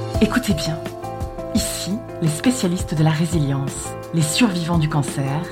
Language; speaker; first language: French; native; French